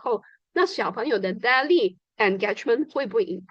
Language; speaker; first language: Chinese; native; Chinese